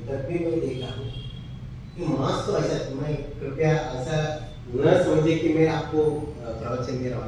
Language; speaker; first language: Hindi; non-native, local second language; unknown